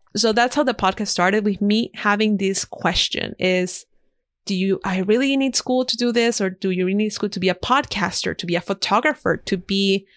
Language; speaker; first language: English; non-native, fluent; Spanish